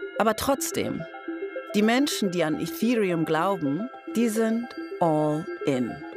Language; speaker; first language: German; native; German